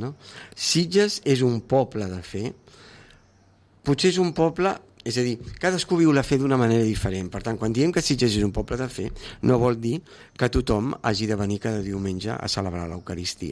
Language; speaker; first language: Catalan; native; Catalan